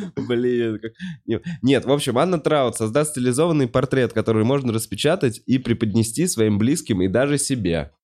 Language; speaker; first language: Russian; native; Russian